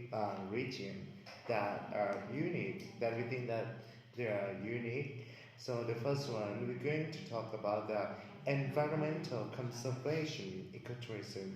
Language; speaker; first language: English; non-native, learner; Thai